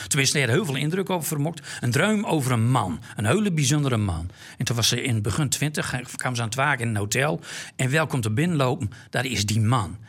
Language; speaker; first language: Dutch; native; Dutch